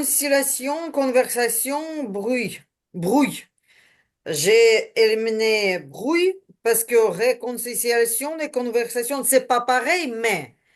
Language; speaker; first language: French; non-native, learner; Ukrainian